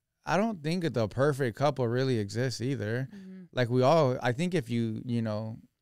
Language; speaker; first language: English; early bilingual, other home language; Spanish